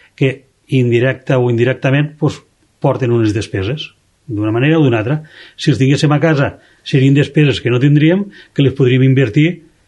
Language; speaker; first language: Catalan; native; Catalan